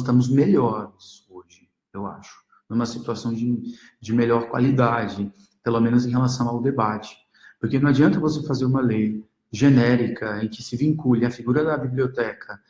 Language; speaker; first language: Portuguese; native; Portuguese